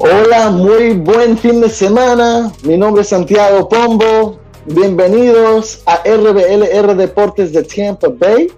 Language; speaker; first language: Spanish; early bilingual, heritage; Spanish